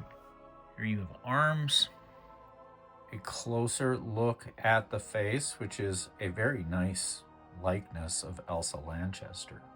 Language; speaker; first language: English; native; English